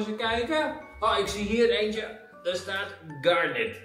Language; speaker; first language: Dutch; native; Dutch